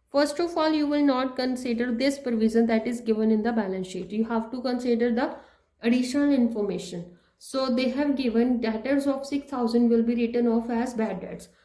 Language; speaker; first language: English; non-native, local second language; Punjabi